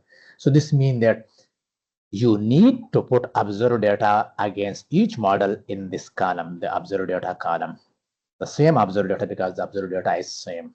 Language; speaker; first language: English; non-native, fluent; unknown